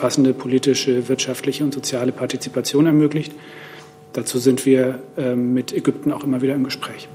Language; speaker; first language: German; native; German